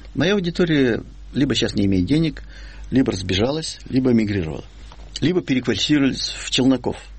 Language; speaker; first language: Russian; native; Russian